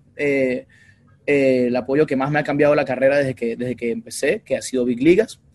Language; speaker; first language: Spanish; native; Spanish